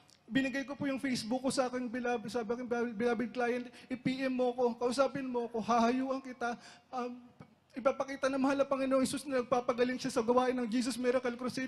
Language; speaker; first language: Filipino; native; Filipino